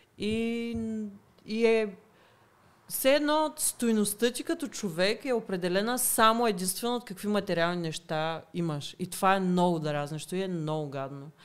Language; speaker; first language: Bulgarian; early bilingual, heritage; Bulgarian